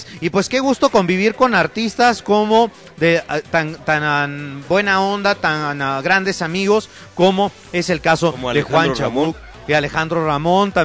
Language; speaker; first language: Spanish; native; Spanish